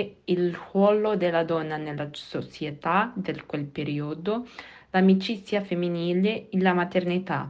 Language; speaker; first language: Italian; non-native, learner; Portuguese